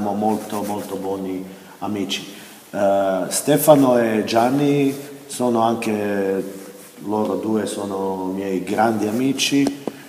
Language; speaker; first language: Italian; non-native, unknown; Croatian